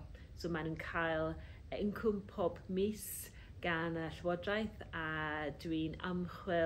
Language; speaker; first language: Welsh; non-native, fluent; English